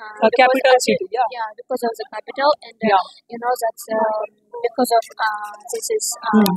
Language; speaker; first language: English; non-native, learner; Kazakh